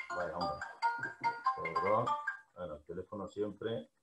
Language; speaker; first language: Spanish; native; Spanish